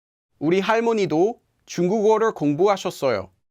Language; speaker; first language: Korean; non-native, fluent; English